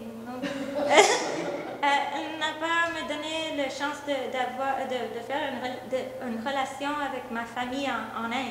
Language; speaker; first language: French; non-native, local second language; English